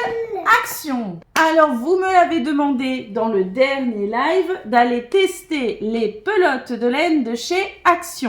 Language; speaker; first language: French; native; French